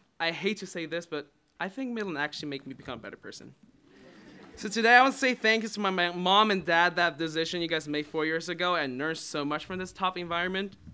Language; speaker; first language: English; non-native, fluent; Chinese